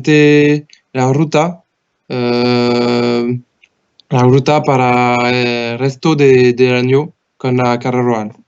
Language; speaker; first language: Spanish; non-native, learner; French